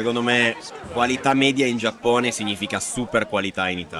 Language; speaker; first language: Italian; native; Italian